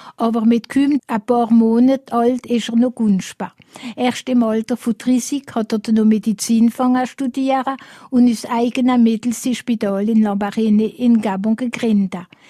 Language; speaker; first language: German; non-native, local second language; Swiss German